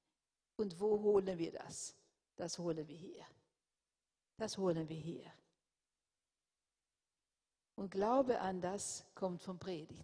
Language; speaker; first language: German; non-native, fluent; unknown